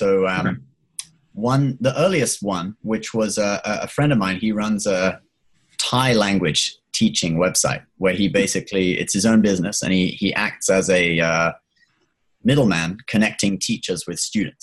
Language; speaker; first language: English; native; English